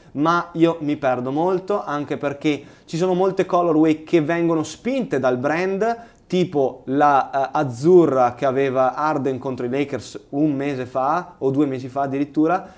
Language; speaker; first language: Italian; native; Italian